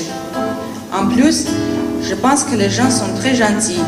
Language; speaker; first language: French; non-native, learner; Armenian